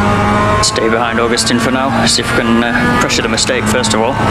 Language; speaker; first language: English; native; English